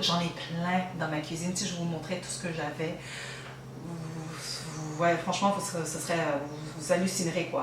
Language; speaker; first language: French; native; French